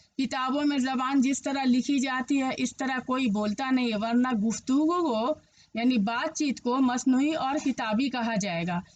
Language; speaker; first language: Urdu; native; Urdu